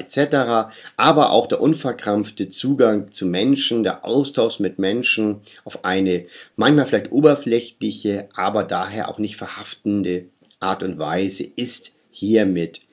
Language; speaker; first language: German; native; German